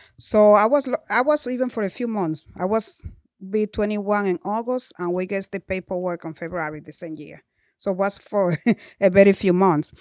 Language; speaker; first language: English; non-native, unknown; Spanish